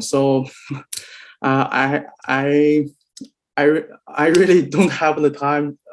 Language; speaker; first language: English; non-native, learner; Chinese